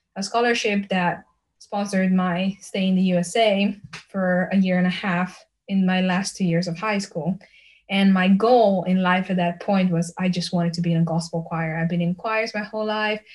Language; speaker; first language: English; early bilingual, other home language; Slovenian